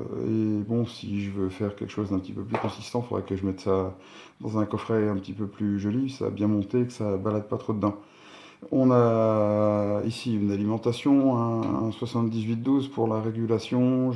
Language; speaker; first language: French; native; French